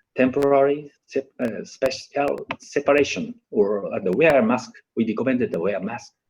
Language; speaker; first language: English; non-native, learner; Japanese